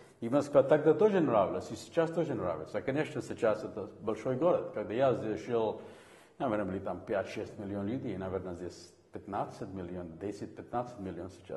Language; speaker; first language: Russian; non-native, fluent; Hindi